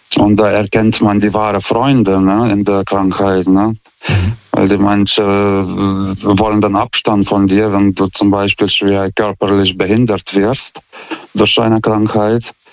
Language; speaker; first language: German; non-native, fluent; Lithuanian